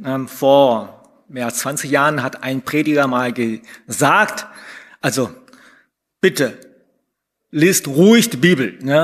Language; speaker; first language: German; non-native, fluent; Chinese